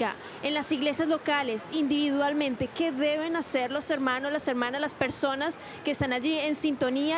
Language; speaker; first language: Spanish; native; Spanish